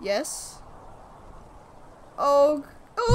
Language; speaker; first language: English; native; English